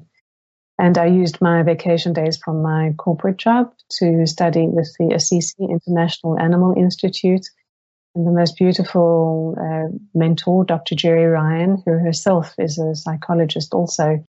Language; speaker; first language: English; native; English